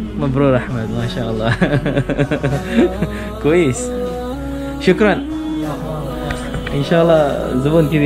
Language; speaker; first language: Arabic; non-native, learner; Filipino